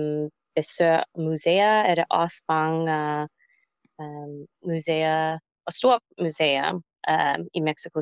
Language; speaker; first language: Danish; non-native, learner; English